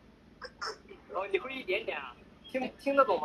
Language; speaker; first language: Chinese; native; Chinese